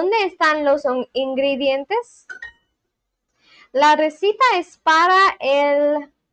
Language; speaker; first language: Spanish; non-native, learner; Bangla